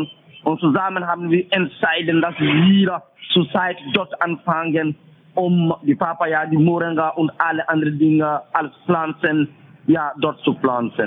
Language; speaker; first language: German; non-native, fluent; French